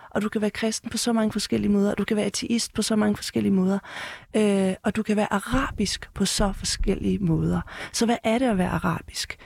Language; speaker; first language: Danish; early bilingual, heritage; Danish